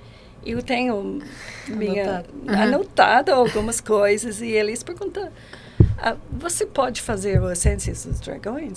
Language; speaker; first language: Portuguese; non-native, fluent; English